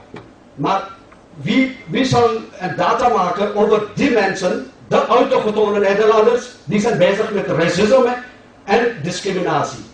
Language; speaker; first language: Dutch; non-native, fluent; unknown